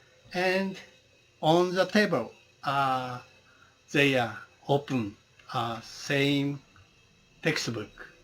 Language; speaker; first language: English; non-native, learner; Japanese